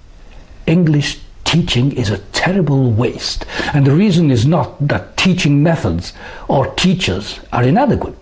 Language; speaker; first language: English; non-native, fluent; French